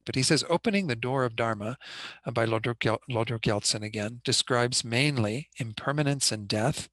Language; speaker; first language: English; native; English